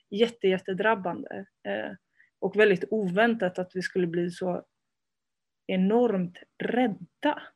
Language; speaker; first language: Swedish; early bilingual, other home language; Spanish